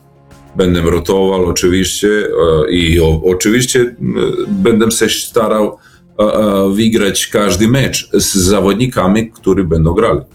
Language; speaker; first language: Polish; non-native, learner; Serbian